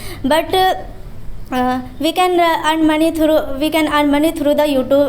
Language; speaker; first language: English; non-native, learner; Hindi